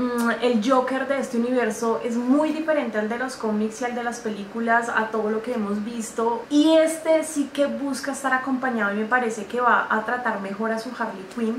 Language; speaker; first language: Spanish; native; Spanish